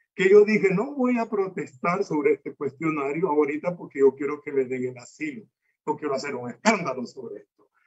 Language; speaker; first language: Spanish; native; Spanish